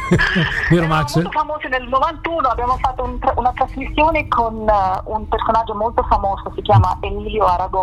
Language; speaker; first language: Italian; non-native, fluent; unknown